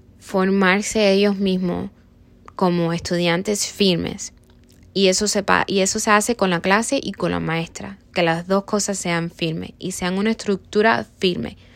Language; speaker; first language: Spanish; early bilingual, heritage; Spanish